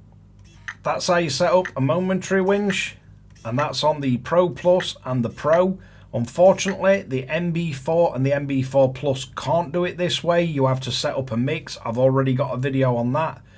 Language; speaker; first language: English; native; English